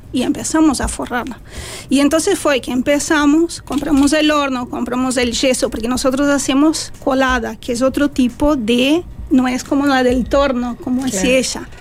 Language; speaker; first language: Spanish; non-native, fluent; Portuguese